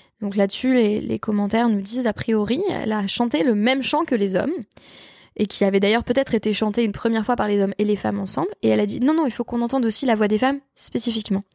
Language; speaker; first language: French; native; French